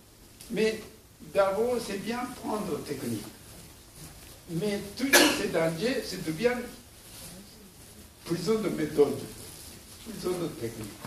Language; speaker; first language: French; non-native, learner; Japanese